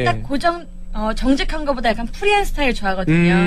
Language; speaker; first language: Korean; native; Korean